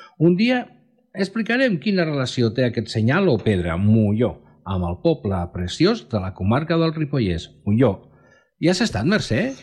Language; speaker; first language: Catalan; native; Catalan